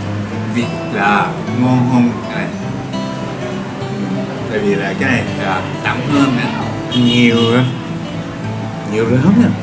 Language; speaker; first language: Vietnamese; non-native, learner; Japanese